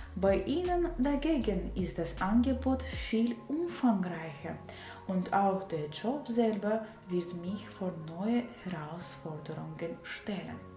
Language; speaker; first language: German; non-native, fluent; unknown